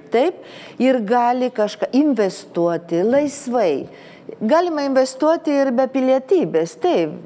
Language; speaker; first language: Lithuanian; early bilingual, heritage; Lithuanian